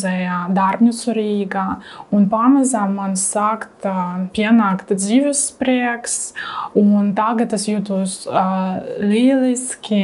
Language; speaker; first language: Latvian; non-native, learner; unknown